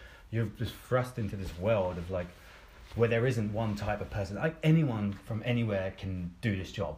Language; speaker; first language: English; native; English